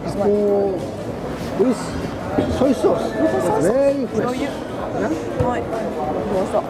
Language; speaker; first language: English; non-native, learner; Japanese